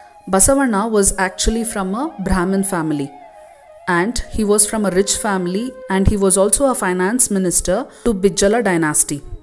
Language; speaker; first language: English; non-native, local second language; Kannada